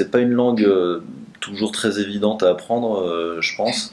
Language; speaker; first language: French; native; French